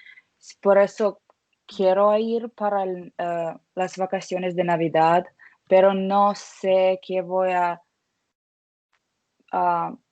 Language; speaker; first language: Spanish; non-native, learner; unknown